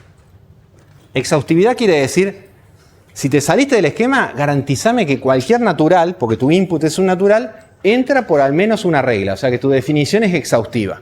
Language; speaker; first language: Spanish; native; Spanish